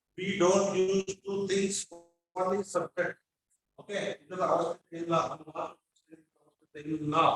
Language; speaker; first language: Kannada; non-native, local second language; Urdu